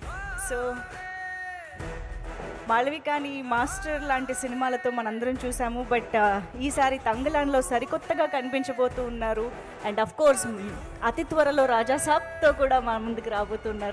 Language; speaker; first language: Telugu; native; Telugu